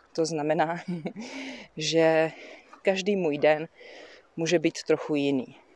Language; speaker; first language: Czech; native; Czech